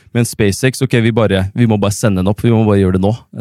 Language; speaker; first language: Norwegian; native; Norwegian